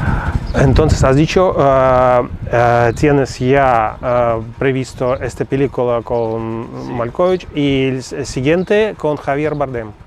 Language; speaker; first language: Spanish; non-native, fluent; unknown